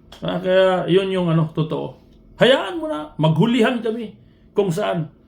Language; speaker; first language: Filipino; non-native, local second language; Cebuano